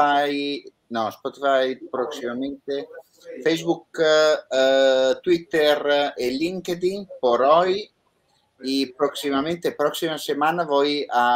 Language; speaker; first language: Spanish; non-native, fluent; Italian